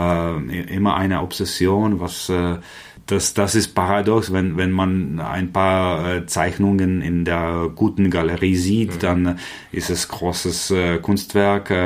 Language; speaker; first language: German; non-native, fluent; Czech